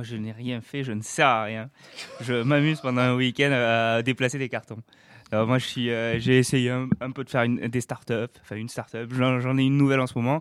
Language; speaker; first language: French; native; French